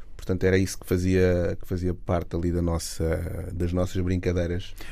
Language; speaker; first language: Portuguese; native; Portuguese